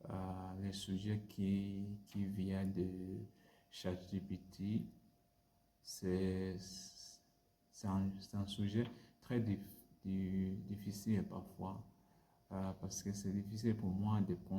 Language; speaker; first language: French; non-native, learner; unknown